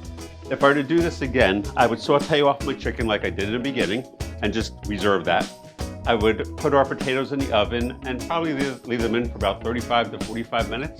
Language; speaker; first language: English; native; English